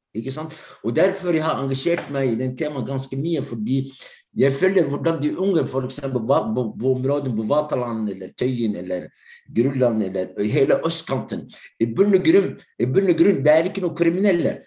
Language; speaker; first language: Norwegian; non-native, fluent; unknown